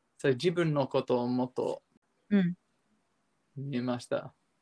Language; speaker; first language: Japanese; non-native, learner; English